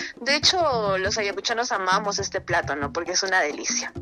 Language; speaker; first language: Spanish; native; Spanish